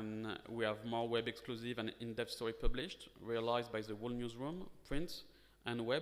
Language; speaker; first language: English; non-native, fluent; French